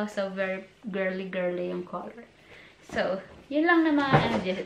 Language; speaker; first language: English; non-native, local second language; Cebuano